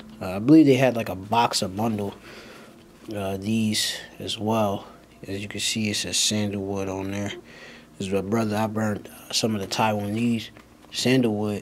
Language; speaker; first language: English; native; English